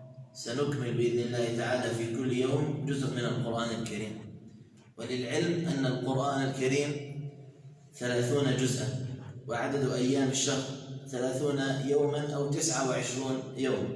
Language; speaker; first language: Arabic; native; Arabic